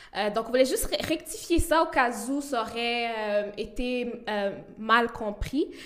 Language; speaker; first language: French; early bilingual, other home language; Rundi